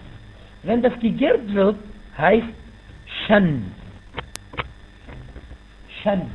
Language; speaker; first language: German; non-native, fluent; Arabic